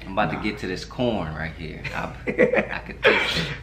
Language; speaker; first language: English; native; English